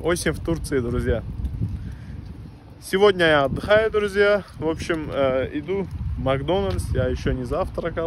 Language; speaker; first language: Russian; non-native, local second language; Turkish